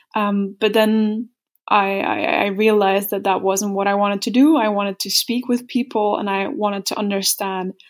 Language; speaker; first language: English; non-native, fluent; Dutch